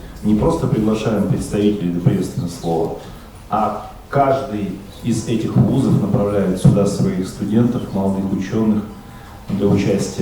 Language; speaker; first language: Russian; native; Russian